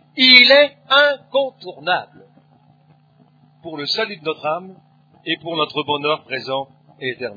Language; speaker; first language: French; native; French